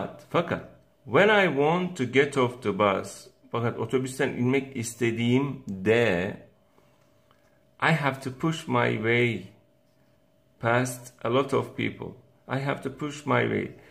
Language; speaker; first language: English; non-native, fluent; Turkish